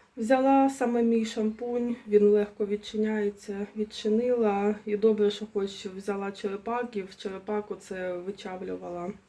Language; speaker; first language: Ukrainian; non-native, local second language; Russian